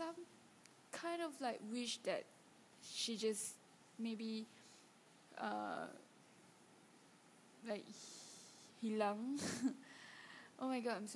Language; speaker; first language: English; non-native, local second language; Malay